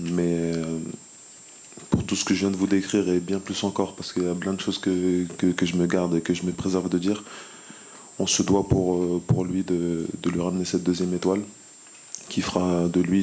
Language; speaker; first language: French; early bilingual, other home language; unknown